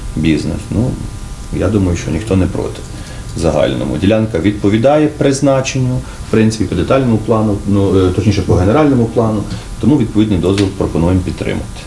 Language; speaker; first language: Ukrainian; native; Ukrainian